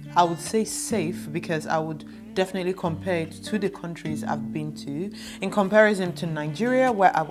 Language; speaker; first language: English; non-native, local second language; Igbo